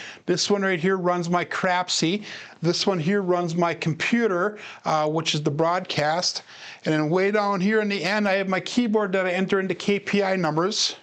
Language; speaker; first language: English; native; English